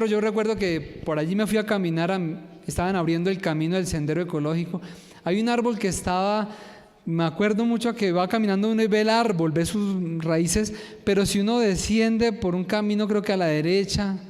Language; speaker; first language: Spanish; native; Spanish